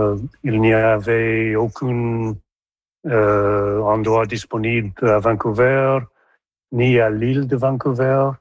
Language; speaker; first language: French; non-native, local second language; English